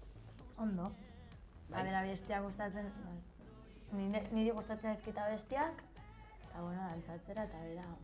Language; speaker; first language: Basque; non-native, local second language; Spanish